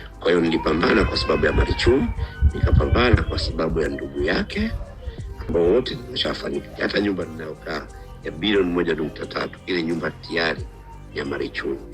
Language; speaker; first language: Swahili; native; Swahili